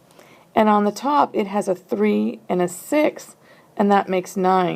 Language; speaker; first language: English; native; English